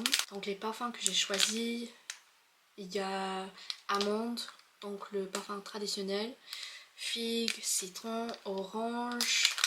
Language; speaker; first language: French; non-native, fluent; English